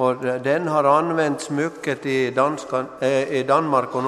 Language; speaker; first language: Swedish; non-native, local second language; Finnish